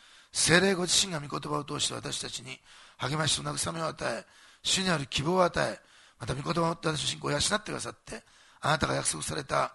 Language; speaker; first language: Japanese; native; Japanese